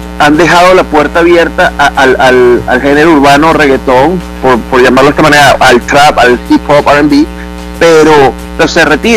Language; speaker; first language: Spanish; native; Spanish